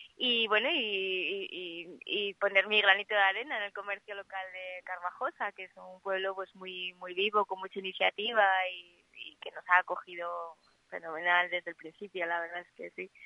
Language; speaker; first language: Spanish; native; Spanish